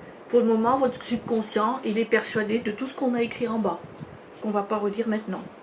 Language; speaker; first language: French; native; French